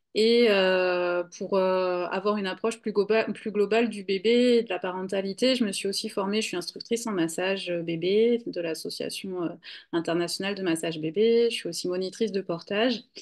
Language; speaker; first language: French; native; French